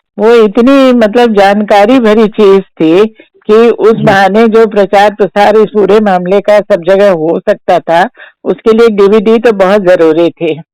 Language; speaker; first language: Hindi; native; Hindi